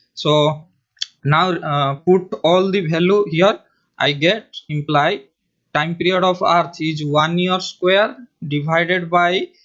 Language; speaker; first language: English; non-native, local second language; Hindi